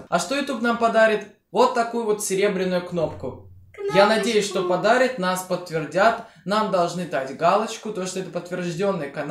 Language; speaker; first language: Russian; native; Russian